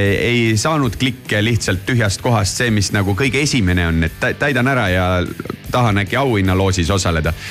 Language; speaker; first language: Estonian; native; Estonian